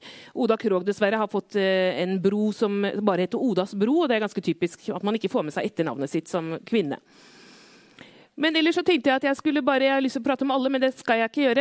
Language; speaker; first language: Norwegian; native; Norwegian